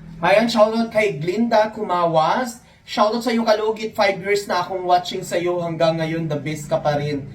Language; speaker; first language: Filipino; non-native, local second language; Cebuano